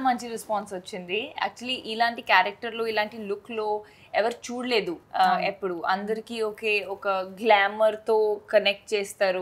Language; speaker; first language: Telugu; non-native, fluent; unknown